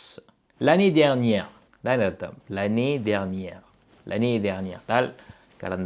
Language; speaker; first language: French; non-native, fluent; Tamil